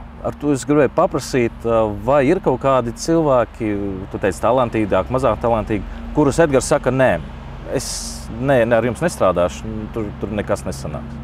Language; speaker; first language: Latvian; native; Latvian